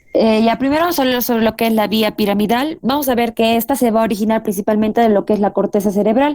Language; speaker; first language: Spanish; native; Spanish